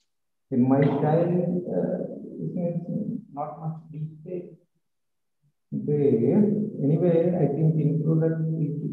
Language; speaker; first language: English; non-native, learner; Malayalam